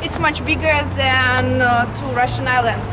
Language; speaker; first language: English; non-native, fluent; Russian